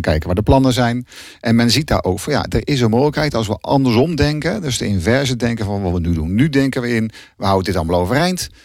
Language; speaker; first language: Dutch; native; Dutch